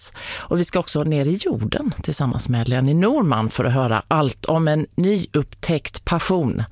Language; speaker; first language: Swedish; native; Swedish